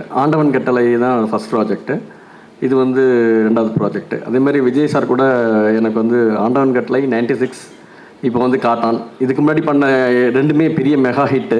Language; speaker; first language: Tamil; native; Tamil